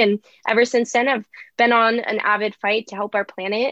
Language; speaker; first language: English; native; English